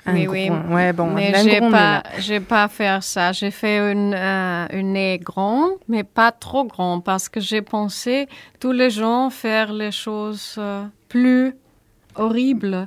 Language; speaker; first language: French; non-native, learner; German